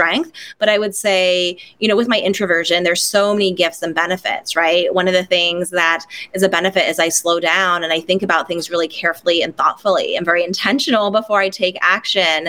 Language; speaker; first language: English; non-native, local second language; Cantonese